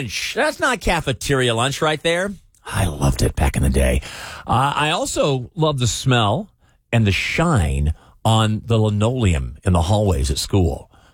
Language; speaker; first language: English; native; English